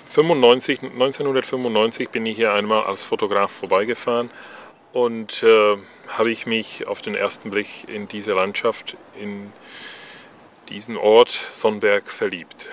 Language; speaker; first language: German; non-native, fluent; Czech